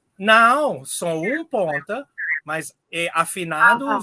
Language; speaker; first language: Portuguese; non-native, learner; English